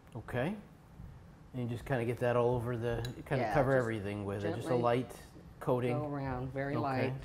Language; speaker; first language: English; native; English